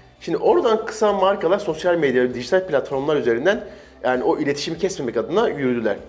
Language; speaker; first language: Turkish; native; Turkish